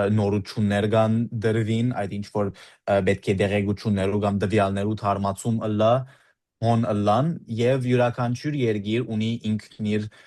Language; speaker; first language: Armenian; early bilingual, heritage; Armenian